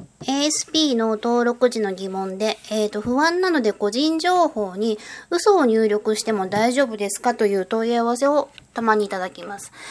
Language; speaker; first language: Japanese; native; Japanese